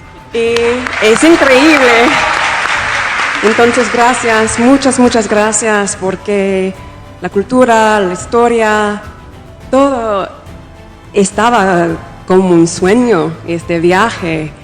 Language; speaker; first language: Spanish; non-native, fluent; English